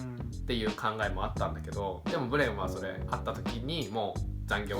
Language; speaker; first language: Japanese; native; Japanese